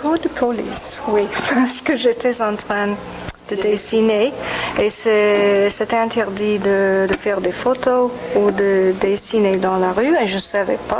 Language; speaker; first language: French; non-native, fluent; English